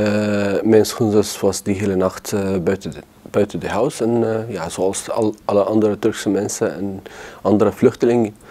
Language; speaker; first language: Dutch; non-native, learner; Arabic